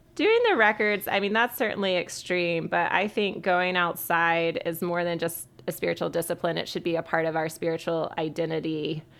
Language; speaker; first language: English; native; English